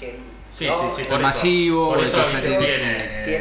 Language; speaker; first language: Spanish; native; Spanish